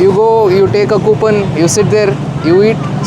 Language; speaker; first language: English; non-native, local second language; Telugu